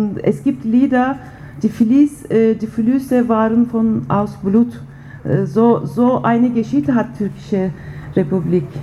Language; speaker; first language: German; non-native, fluent; Turkish